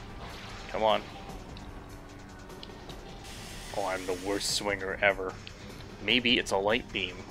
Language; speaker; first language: English; native; English